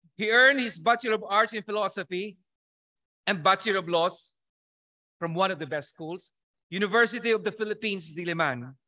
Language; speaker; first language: English; non-native, local second language; Filipino